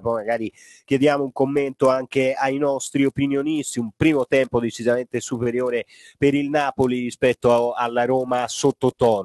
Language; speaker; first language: Italian; native; Italian